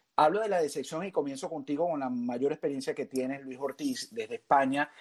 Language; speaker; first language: Spanish; native; Spanish